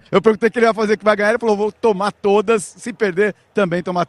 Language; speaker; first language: Portuguese; native; Portuguese